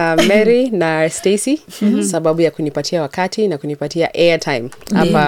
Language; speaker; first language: Swahili; non-native, local second language; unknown